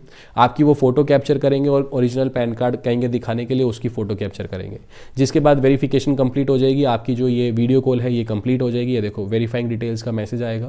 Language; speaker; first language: Hindi; native; Hindi